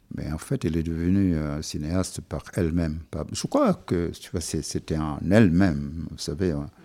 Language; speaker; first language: French; non-native, local second language; Wolof